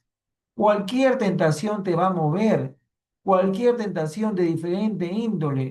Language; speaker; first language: Spanish; native; Spanish